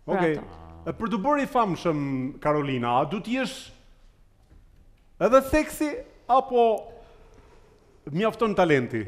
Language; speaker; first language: Albanian; native; Albanian